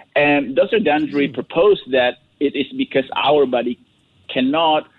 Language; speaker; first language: English; non-native, fluent; Indonesian